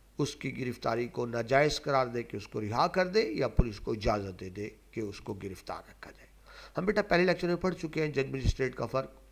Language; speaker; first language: Urdu; non-native, local second language; Punjabi